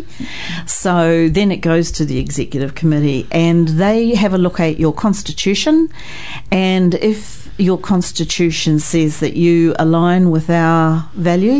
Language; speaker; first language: English; native; English